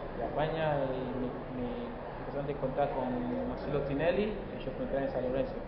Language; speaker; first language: Spanish; non-native, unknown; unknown